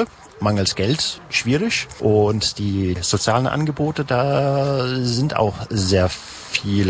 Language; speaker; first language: German; native; German